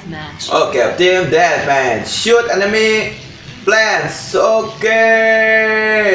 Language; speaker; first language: English; non-native, learner; Indonesian